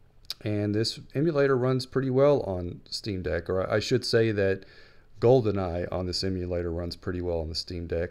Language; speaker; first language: English; native; English